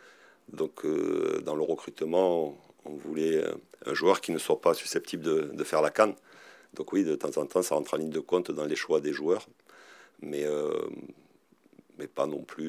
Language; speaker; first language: French; native; French